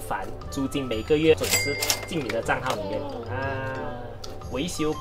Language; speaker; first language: Chinese; native; Chinese